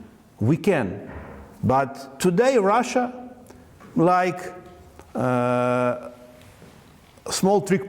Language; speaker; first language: English; non-native, learner; Ukrainian